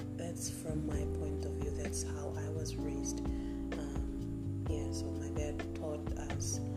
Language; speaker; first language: English; non-native, fluent; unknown